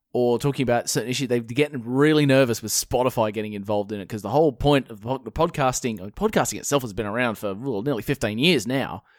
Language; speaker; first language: English; native; English